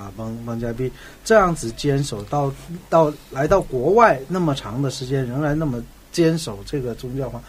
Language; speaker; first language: Chinese; native; Chinese